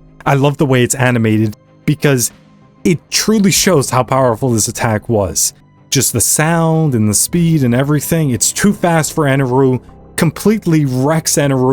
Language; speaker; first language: English; native; English